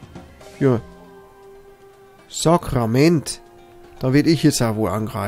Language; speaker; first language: German; native; German